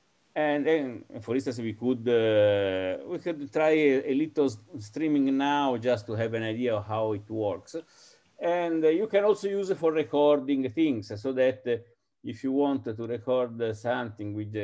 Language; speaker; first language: English; non-native, fluent; Italian